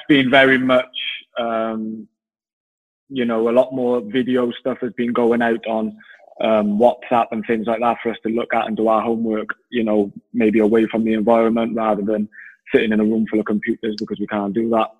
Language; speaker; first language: English; native; English